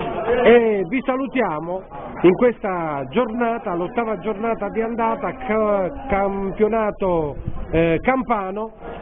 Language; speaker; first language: Italian; native; Italian